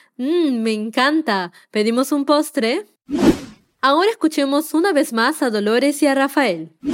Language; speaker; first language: Spanish; native; Spanish